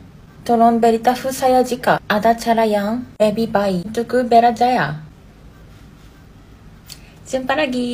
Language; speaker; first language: Indonesian; non-native, learner; Japanese